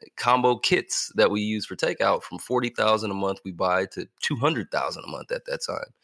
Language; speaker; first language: English; native; English